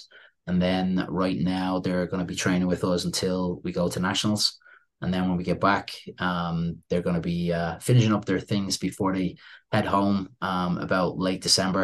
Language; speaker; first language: English; native; English